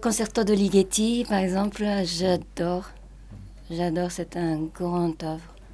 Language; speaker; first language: French; non-native, fluent; Japanese